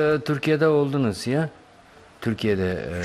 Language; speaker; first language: Turkish; non-native, learner; Bosnian